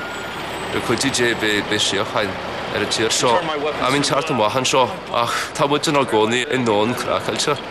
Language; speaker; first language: Irish; non-native, fluent; English